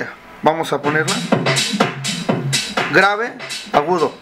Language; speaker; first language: Spanish; native; Spanish